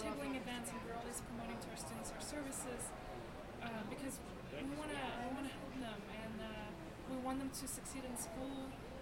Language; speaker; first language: English; non-native, fluent; Russian